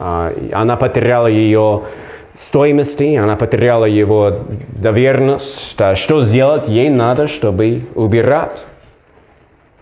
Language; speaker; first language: Russian; non-native, learner; English